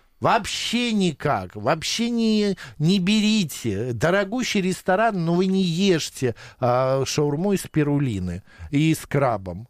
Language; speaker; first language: Russian; native; Russian